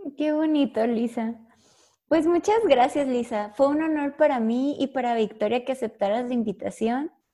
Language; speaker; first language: Spanish; native; Spanish